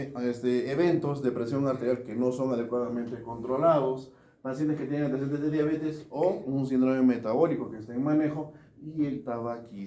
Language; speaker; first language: Spanish; native; Spanish